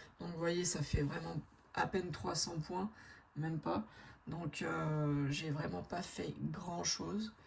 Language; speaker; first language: French; native; French